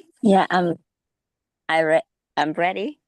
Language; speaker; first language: English; non-native, learner; Vietnamese